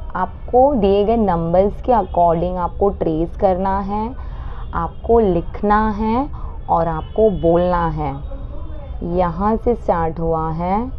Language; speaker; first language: Hindi; non-native, local second language; Marathi